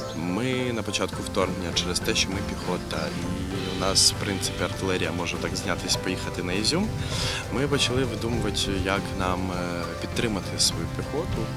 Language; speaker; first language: Ukrainian; native; Ukrainian